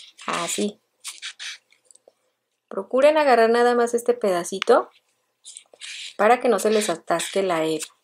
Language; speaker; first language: Spanish; native; Spanish